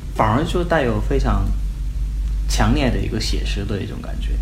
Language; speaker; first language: Chinese; non-native, fluent; Korean